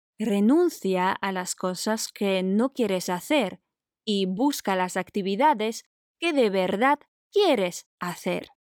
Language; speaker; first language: Spanish; non-native, fluent; Polish